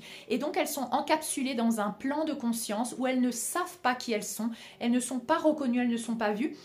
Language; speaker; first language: French; native; French